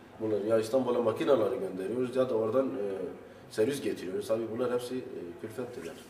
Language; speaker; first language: Turkish; non-native, local second language; Arabic